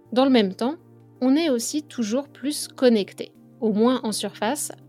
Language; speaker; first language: French; native; French